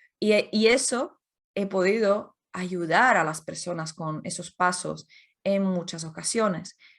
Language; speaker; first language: Spanish; non-native, fluent; Czech